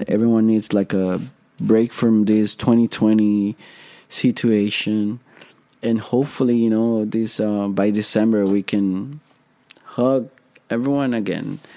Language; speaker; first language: English; non-native, fluent; Spanish